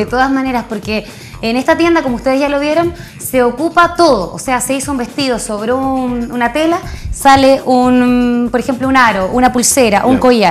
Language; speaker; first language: Spanish; native; Spanish